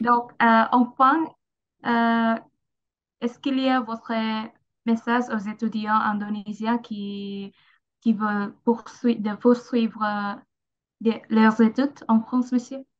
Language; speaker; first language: French; non-native, learner; Indonesian